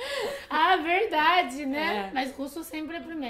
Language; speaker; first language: Portuguese; non-native, fluent; Chinese